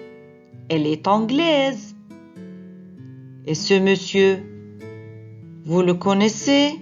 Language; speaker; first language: French; non-native, fluent; Arabic